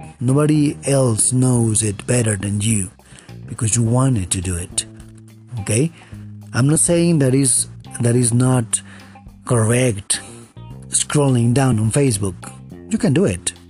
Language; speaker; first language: English; non-native, fluent; Spanish